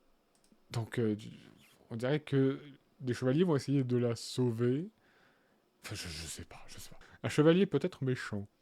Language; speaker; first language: French; native; French